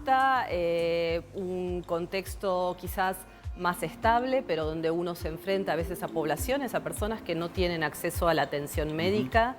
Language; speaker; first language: Spanish; native; Spanish